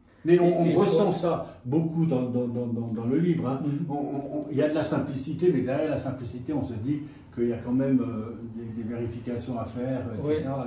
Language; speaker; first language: French; native; French